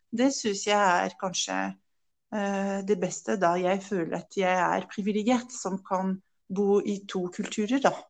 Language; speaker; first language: Norwegian; non-native, fluent; French